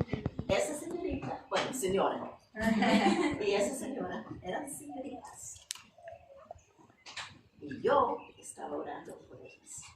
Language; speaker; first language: Spanish; non-native, fluent; English